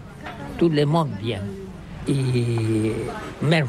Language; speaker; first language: French; non-native, learner; Catalan